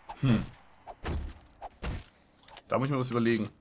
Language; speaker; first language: German; native; German